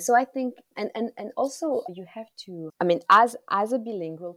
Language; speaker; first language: English; non-native, local second language; Kinyarwanda